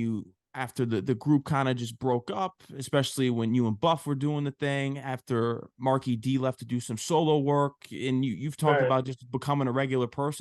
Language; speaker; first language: English; native; English